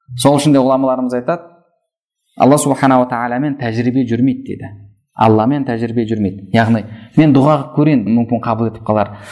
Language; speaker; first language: Kazakh; native; Kazakh